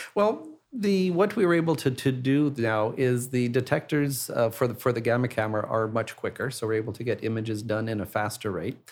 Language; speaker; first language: English; native; English